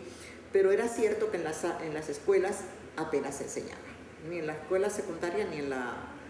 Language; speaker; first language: Spanish; native; Spanish